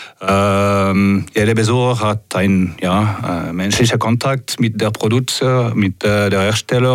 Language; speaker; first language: German; non-native, local second language; French